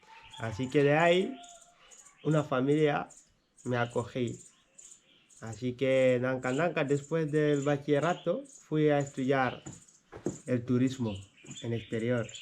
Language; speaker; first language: Spanish; non-native, fluent; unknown